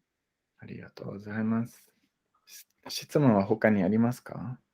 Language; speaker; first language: Japanese; non-native, fluent; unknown